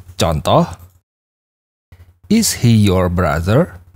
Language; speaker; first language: English; non-native, fluent; Indonesian